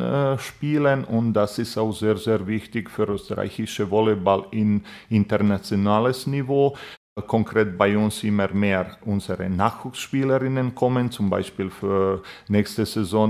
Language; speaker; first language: German; non-native, fluent; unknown